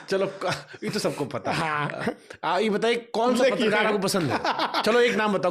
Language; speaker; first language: Hindi; native; Hindi